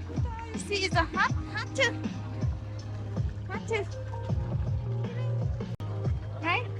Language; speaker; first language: English; non-native, learner; Thai